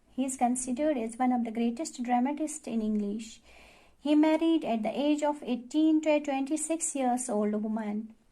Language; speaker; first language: English; non-native, local second language; Hindi